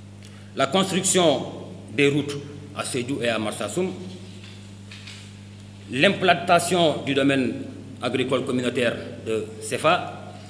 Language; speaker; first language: French; non-native, local second language; Wolof